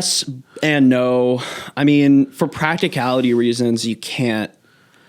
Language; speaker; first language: English; native; English